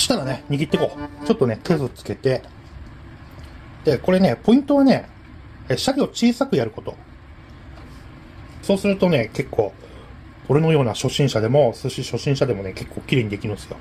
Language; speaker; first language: Japanese; native; Japanese